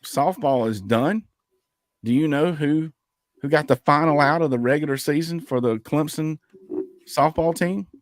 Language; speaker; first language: English; native; English